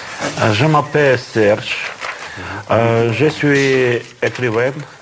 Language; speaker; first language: French; non-native, learner; Russian